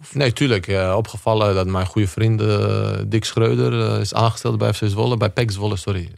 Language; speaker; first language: Dutch; early bilingual, other home language; Bosnian